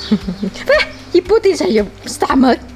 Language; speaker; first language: Portuguese; early bilingual, heritage; Indonesian